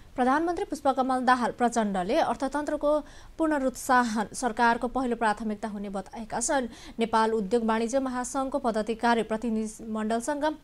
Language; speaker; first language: Nepali; non-native, local second language; Maithili